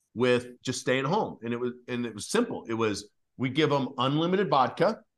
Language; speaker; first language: English; native; English